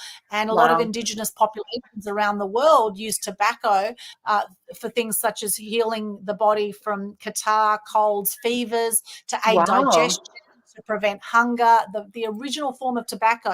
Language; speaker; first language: English; native; English